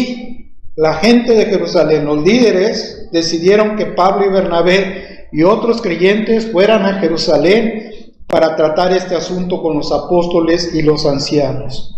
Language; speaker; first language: Spanish; native; Spanish